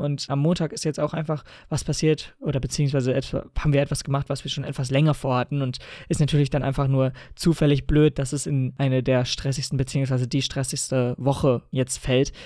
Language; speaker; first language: German; native; German